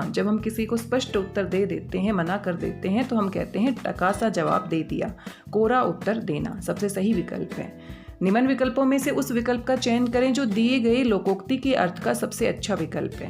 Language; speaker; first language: Hindi; native; Hindi